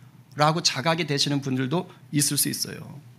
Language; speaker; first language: Korean; native; Korean